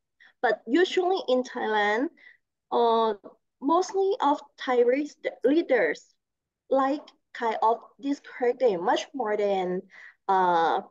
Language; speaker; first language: English; non-native, learner; Thai